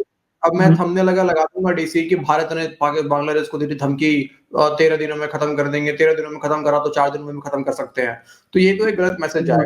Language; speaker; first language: Hindi; native; Hindi